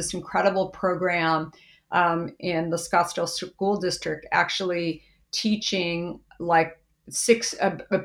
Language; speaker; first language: English; native; English